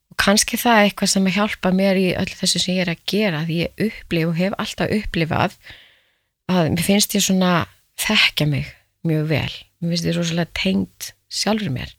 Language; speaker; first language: Icelandic; native; Icelandic